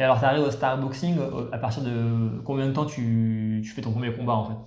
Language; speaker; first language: French; native; French